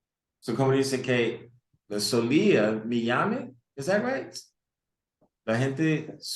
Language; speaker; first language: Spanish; non-native, learner; English